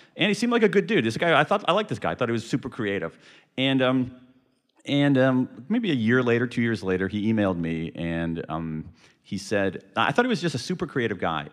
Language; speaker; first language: English; native; English